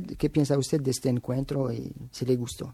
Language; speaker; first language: Spanish; non-native, fluent; Arabic